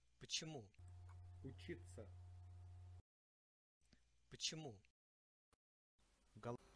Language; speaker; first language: Russian; non-native, learner; English